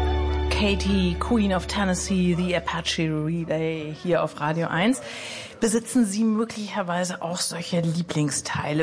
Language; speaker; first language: German; native; German